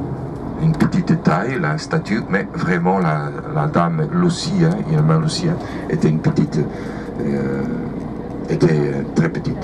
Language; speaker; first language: French; non-native, fluent; Portuguese